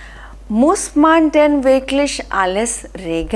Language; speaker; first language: German; non-native, fluent; Hindi